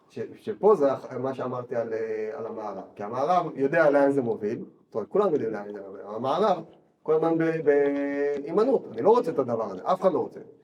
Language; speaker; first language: Hebrew; native; Hebrew